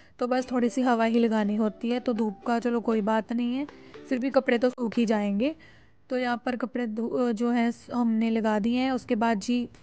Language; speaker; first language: Hindi; non-native, local second language; Punjabi